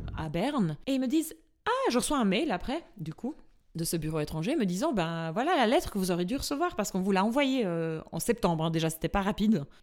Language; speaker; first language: French; non-native, fluent; Albanian